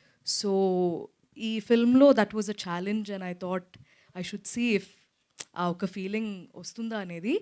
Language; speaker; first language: Telugu; non-native, fluent; Malayalam